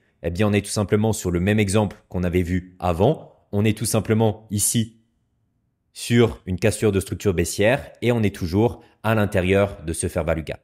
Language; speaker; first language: French; native; French